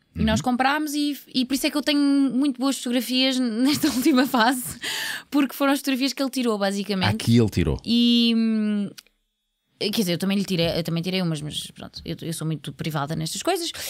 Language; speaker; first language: Portuguese; native; Portuguese